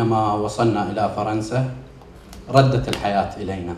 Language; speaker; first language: Arabic; native; Arabic